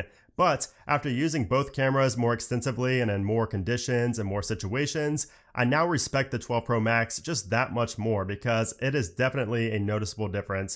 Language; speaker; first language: English; native; English